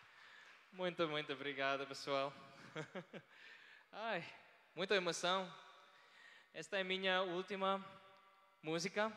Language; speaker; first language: Portuguese; non-native, learner; Filipino